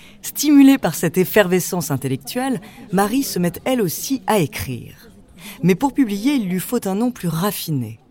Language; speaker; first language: French; native; French